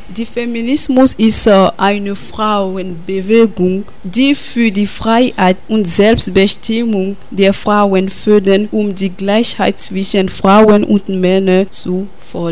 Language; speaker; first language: German; non-native, learner; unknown